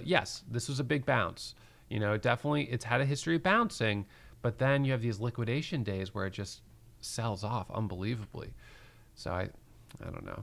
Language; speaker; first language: English; native; English